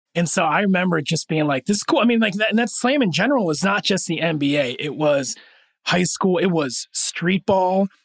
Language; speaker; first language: English; early bilingual, other home language; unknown